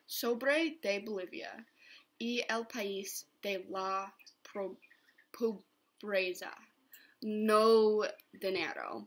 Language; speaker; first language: Spanish; non-native, learner; English